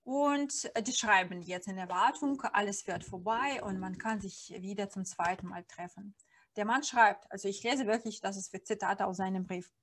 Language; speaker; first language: German; non-native, fluent; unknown